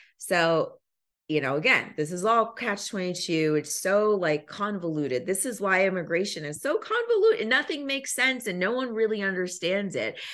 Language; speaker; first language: English; early bilingual, other home language; Lingala